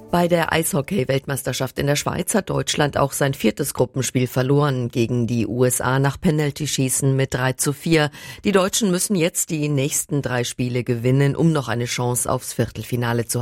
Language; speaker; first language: German; native; German